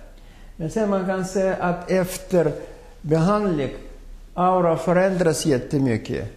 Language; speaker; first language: Swedish; non-native, fluent; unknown